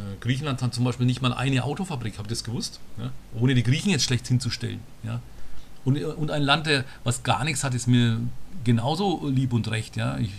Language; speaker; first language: German; early bilingual, other home language; Turkish